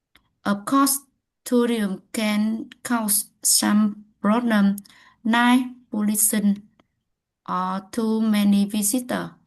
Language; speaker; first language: English; non-native, learner; Vietnamese